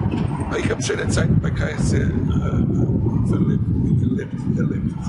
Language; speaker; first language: German; non-native, fluent; Croatian